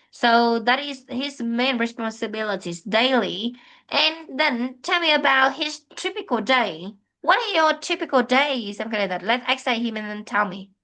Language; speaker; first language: English; non-native, fluent; Vietnamese